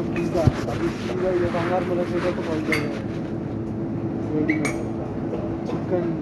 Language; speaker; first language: Hindi; non-native, local second language; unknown